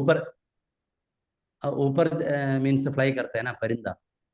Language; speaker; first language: Hindi; non-native, local second language; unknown